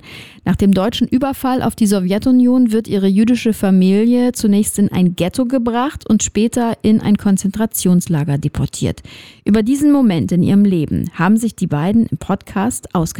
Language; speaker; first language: German; native; German